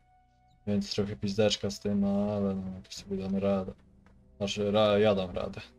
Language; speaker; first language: Polish; native; Polish